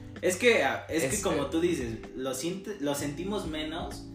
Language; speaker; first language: Spanish; native; Spanish